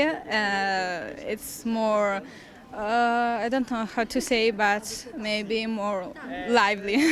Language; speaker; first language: English; non-native, learner; Italian